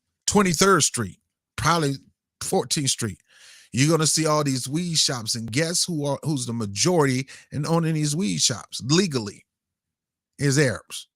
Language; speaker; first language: English; native; English